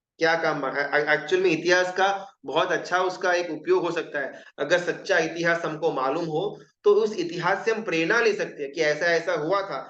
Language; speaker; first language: Hindi; non-native, local second language; Gujarati